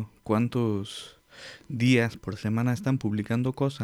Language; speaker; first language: Spanish; non-native, fluent; English